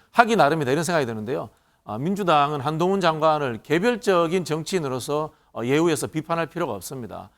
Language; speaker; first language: Korean; native; Korean